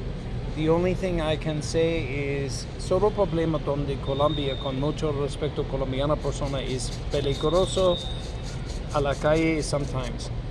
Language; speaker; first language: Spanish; non-native, learner; English